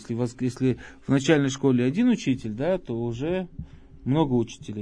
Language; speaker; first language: Russian; native; Russian